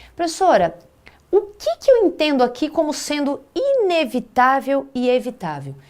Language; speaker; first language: Portuguese; native; Portuguese